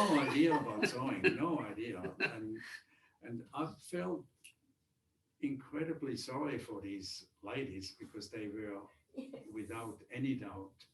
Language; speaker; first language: English; non-native, fluent; Swiss German